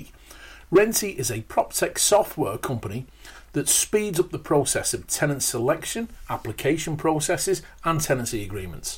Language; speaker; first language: English; native; English